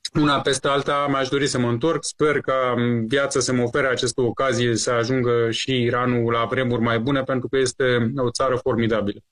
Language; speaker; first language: Romanian; early bilingual, other home language; Persian